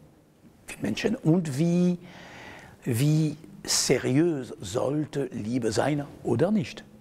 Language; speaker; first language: German; non-native, fluent; French